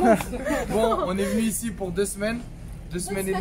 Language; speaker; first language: French; native; French